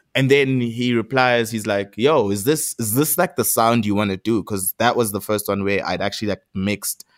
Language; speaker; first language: English; non-native, local second language; Zulu